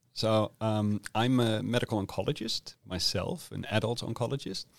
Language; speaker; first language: English; non-native, fluent; Dutch